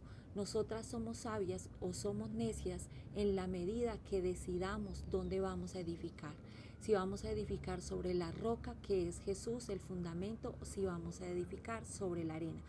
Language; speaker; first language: Spanish; native; Spanish